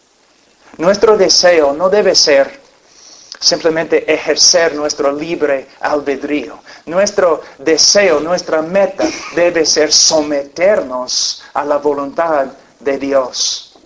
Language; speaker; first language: Spanish; non-native, fluent; English